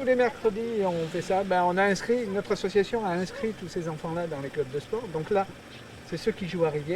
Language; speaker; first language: French; native; French